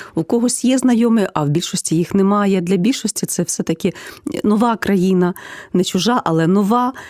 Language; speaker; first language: Ukrainian; native; Ukrainian